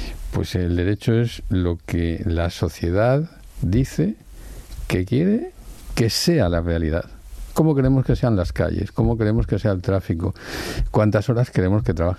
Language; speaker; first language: Spanish; non-native, local second language; Catalan